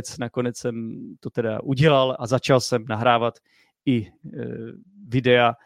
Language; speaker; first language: Czech; native; Czech